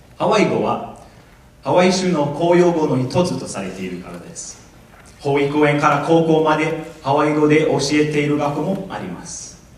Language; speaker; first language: Japanese; non-native, fluent; English